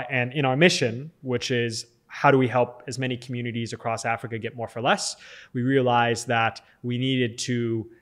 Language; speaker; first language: English; native; English